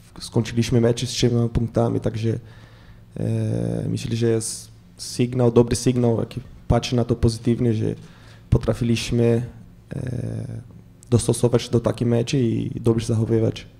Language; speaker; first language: Polish; non-native, fluent; Portuguese